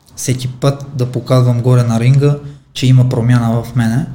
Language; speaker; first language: Bulgarian; non-native, fluent; Armenian